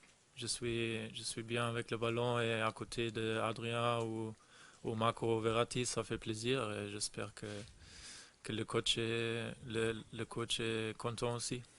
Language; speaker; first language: French; non-native, learner; German